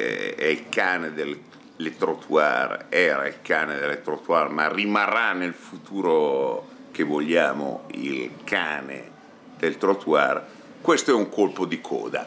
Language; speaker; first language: Italian; native; Italian